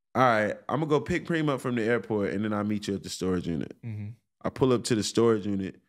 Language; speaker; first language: English; native; English